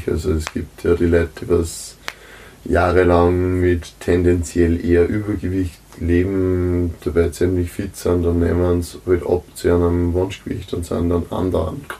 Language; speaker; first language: German; native; German